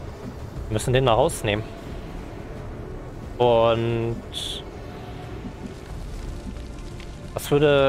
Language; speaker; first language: German; native; German